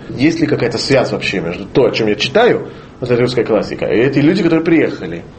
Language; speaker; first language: Russian; non-native, fluent; Hebrew